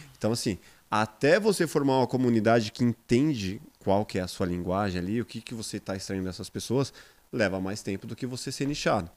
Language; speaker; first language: Portuguese; native; Portuguese